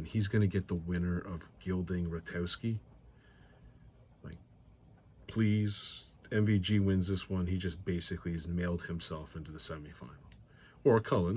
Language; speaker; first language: English; native; English